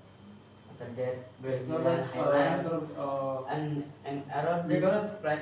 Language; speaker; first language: English; non-native, learner; Indonesian